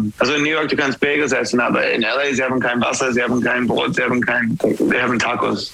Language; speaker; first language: German; non-native, fluent; English